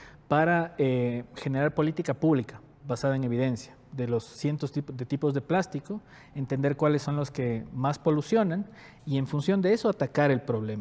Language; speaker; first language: Spanish; native; Spanish